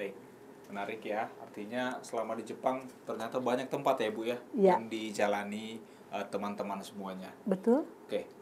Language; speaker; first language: Indonesian; native; Indonesian